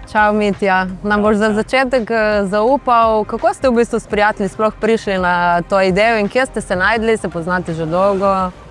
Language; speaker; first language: Slovenian; native; Slovenian